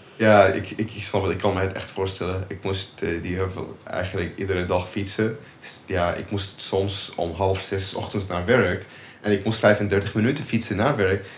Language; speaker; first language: Dutch; non-native, fluent; Arabic